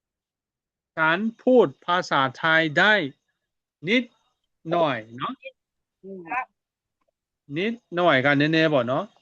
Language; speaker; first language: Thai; non-native, fluent; Burmese